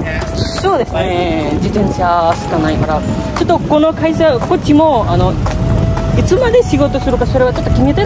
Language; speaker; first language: Japanese; non-native, fluent; Nepali